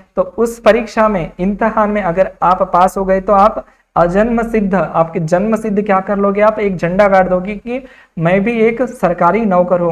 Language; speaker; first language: Hindi; non-native, local second language; Kannada